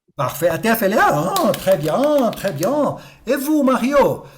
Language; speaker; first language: French; non-native, fluent; Portuguese